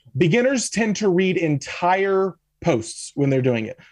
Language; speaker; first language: English; native; English